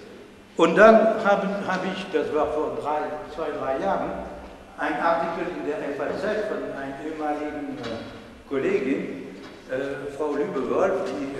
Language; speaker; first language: German; non-native, fluent; French